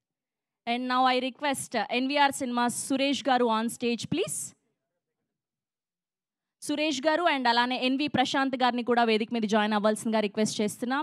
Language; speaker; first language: Telugu; native; Telugu